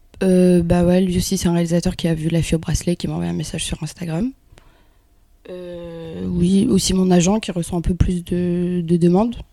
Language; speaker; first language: French; early bilingual, other home language; Kabyle